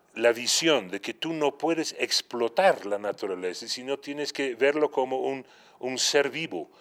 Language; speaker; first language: Spanish; non-native, fluent; Dutch